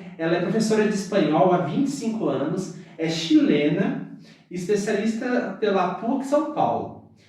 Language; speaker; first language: Portuguese; native; Portuguese